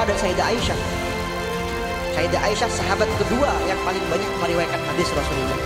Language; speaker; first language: Indonesian; non-native, local second language; Madurese